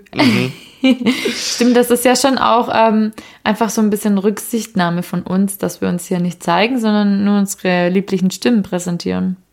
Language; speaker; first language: German; native; German